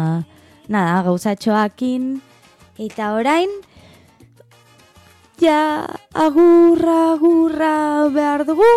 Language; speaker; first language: Basque; non-native, learner; Spanish